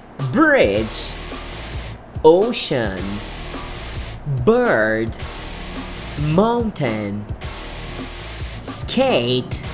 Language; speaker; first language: English; non-native, fluent; Portuguese